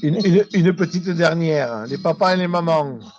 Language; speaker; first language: French; native; French